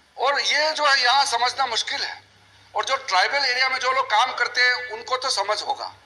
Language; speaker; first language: Hindi; non-native, local second language; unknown